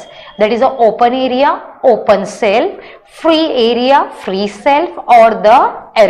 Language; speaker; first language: English; non-native, local second language; Hindi